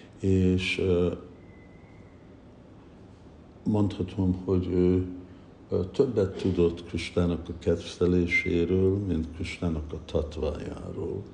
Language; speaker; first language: Hungarian; early bilingual, heritage; Hungarian